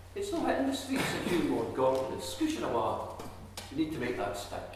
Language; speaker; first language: English; native; English